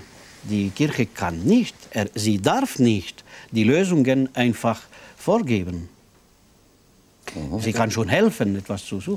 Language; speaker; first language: German; non-native, local second language; French